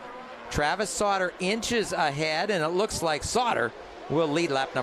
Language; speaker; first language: English; native; English